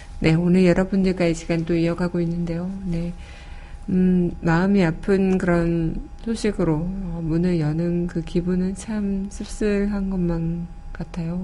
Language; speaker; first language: Korean; native; Korean